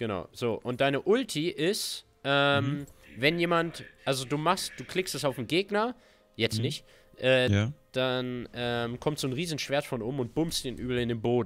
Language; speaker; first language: German; native; German